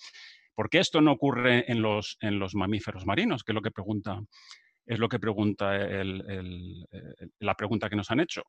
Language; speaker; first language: Spanish; native; Spanish